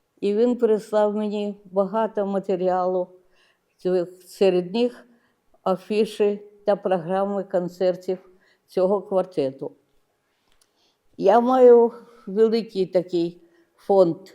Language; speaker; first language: Ukrainian; non-native, local second language; Russian